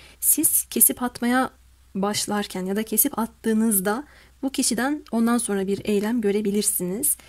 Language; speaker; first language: Turkish; native; Turkish